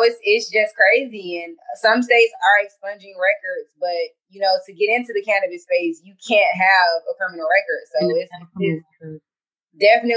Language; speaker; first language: English; native; English